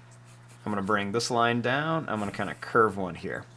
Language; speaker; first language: English; native; English